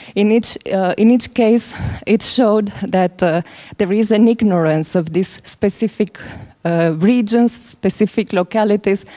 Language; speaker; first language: English; non-native, fluent; Romanian